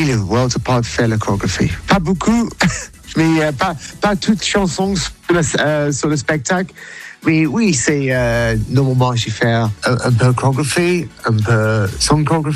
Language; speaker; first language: French; non-native, learner; English